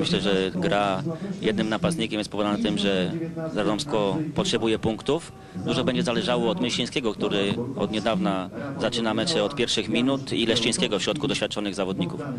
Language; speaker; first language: Polish; native; Polish